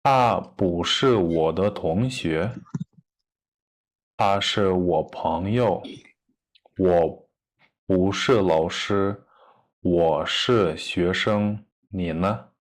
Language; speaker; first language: Chinese; non-native, fluent; Kyrgyz